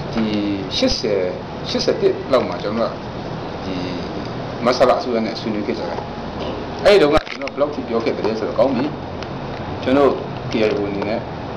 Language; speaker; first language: Burmese; non-native, local second language; Kachin